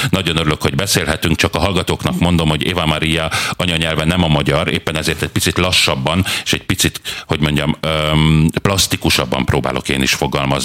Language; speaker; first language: Hungarian; native; Hungarian